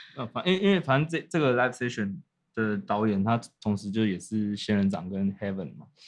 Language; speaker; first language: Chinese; native; Chinese